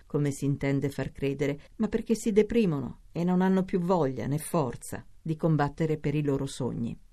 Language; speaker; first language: Italian; native; Italian